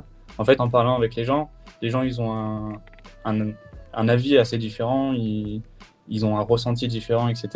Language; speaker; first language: French; native; French